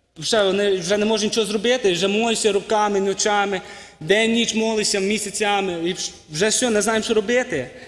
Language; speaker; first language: Ukrainian; early bilingual, heritage; Ukrainian